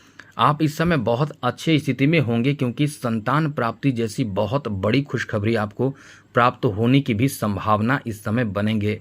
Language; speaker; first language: Hindi; native; Hindi